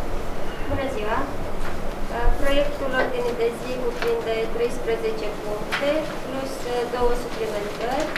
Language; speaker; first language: Romanian; native; Romanian